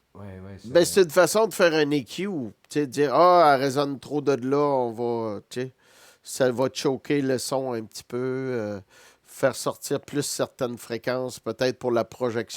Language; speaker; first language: French; native; French